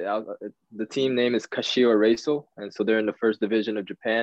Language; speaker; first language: English; early bilingual, other home language; Japanese